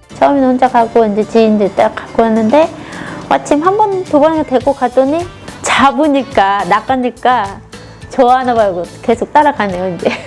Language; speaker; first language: Korean; non-native, fluent; Khmer